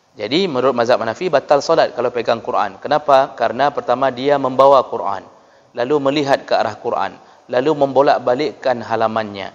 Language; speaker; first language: Malay; non-native, local second language; Achinese